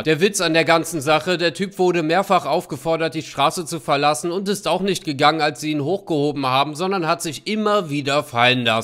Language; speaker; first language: German; native; German